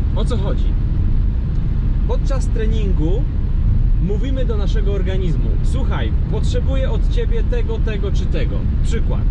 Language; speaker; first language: Polish; native; Polish